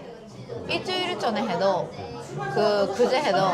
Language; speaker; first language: Korean; non-native, fluent; Japanese